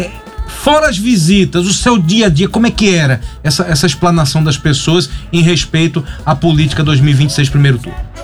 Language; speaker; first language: Portuguese; native; Portuguese